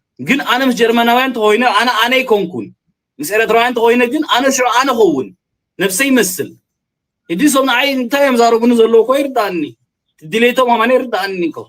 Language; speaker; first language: Tigrinya; early bilingual, heritage; Tigrinya